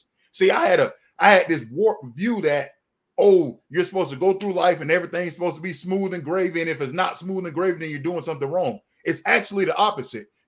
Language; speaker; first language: English; native; English